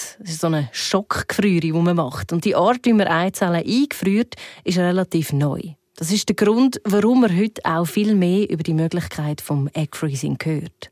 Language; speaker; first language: German; native; German